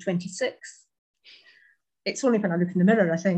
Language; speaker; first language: English; native; English